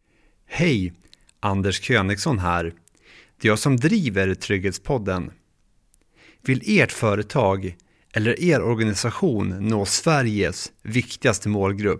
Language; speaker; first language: Swedish; native; Swedish